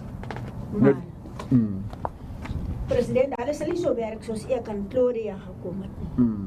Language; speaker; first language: Dutch; non-native, local second language; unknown